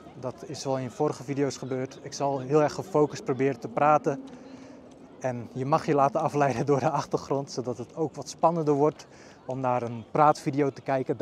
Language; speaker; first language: Dutch; early bilingual, other home language; Bosnian